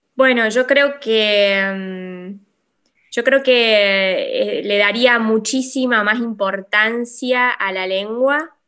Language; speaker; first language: Spanish; native; Spanish